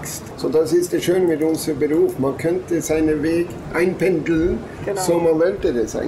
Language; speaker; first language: German; non-native, learner; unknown